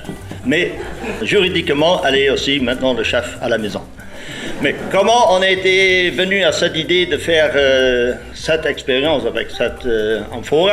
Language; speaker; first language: French; non-native, local second language; Luxembourgish